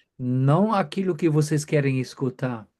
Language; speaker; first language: Portuguese; non-native, fluent; German